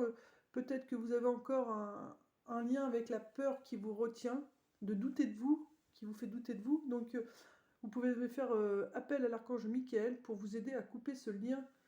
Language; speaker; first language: French; native; French